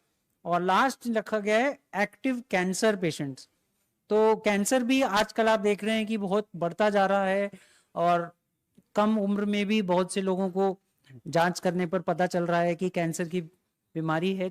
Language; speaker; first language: Hindi; native; Hindi